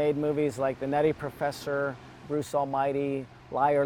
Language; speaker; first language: English; early bilingual, other home language; Serbian